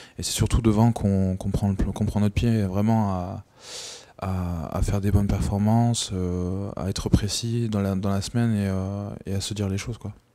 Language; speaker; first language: French; native; French